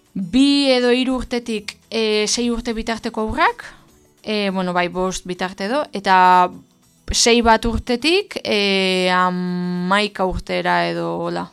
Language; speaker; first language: Basque; native; Basque